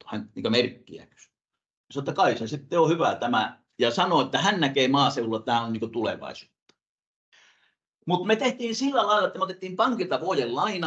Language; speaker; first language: Finnish; native; Finnish